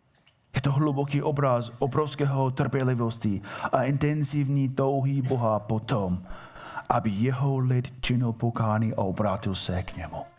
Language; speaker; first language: Czech; non-native, fluent; English